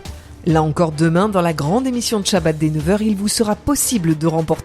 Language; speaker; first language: French; native; French